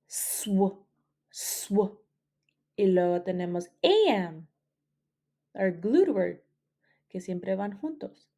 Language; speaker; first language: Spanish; early bilingual, heritage; Spanish